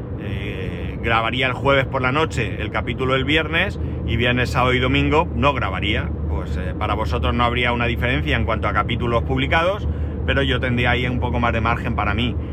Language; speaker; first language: Spanish; native; Spanish